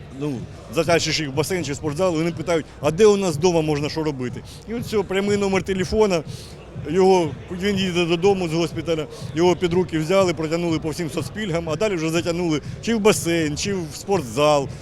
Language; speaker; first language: Ukrainian; native; Ukrainian